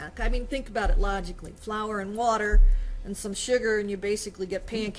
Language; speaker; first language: English; native; English